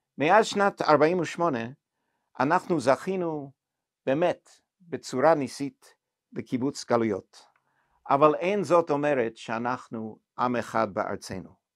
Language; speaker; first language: Hebrew; non-native, fluent; English